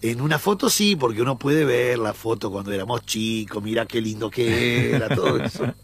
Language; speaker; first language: Spanish; native; Spanish